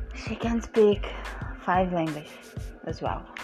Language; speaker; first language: English; non-native, fluent; Portuguese